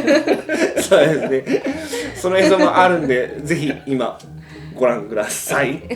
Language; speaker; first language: Japanese; native; Japanese